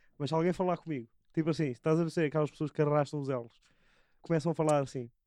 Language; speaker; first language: Portuguese; native; Portuguese